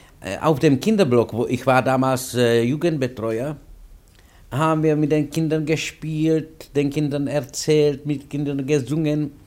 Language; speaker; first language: German; non-native, fluent; Czech